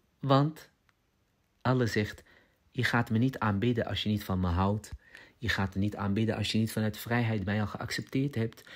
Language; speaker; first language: Dutch; early bilingual, other home language; Arabic